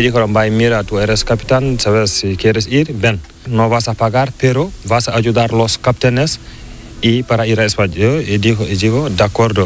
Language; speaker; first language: Spanish; non-native, learner; Fula